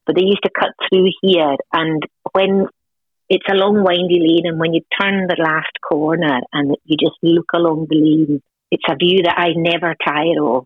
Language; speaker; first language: English; native; English